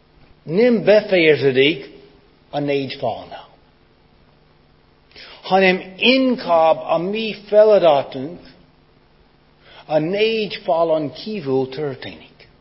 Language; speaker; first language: Hungarian; non-native, fluent; English